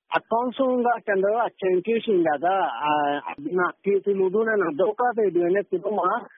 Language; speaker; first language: Burmese; non-native, local second language; Rohingya